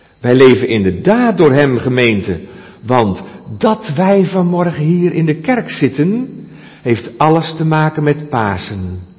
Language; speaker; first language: Dutch; native; Dutch